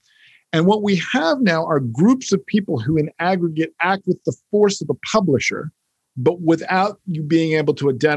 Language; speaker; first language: English; native; English